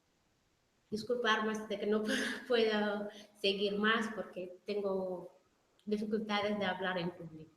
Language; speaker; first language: Spanish; non-native, fluent; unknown